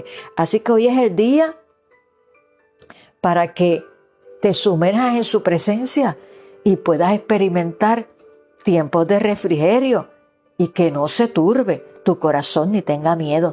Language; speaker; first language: Spanish; native; Spanish